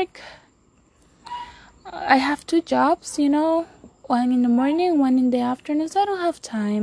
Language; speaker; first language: English; non-native, fluent; Spanish